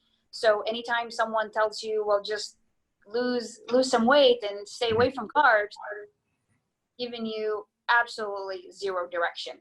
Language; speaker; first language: English; non-native, fluent; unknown